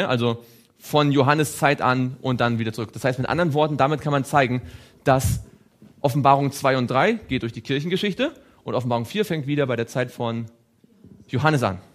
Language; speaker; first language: German; native; German